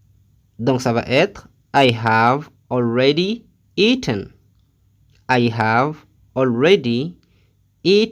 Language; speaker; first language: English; non-native, fluent; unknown